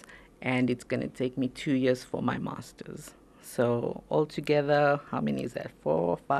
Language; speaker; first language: English; native; English